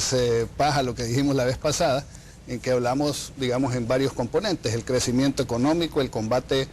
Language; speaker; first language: Spanish; native; Spanish